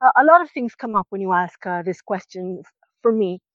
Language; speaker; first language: English; non-native, fluent; Hebrew